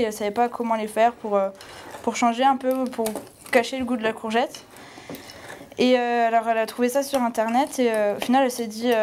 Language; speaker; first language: French; native; French